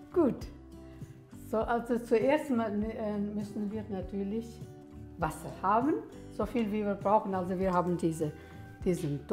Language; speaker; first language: German; early bilingual, heritage; German